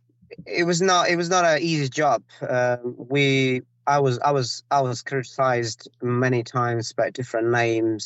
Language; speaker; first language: English; non-native, fluent; Persian